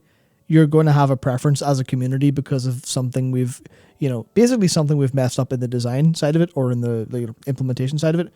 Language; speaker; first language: English; native; English